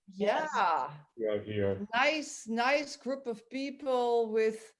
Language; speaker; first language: English; non-native, fluent; Dutch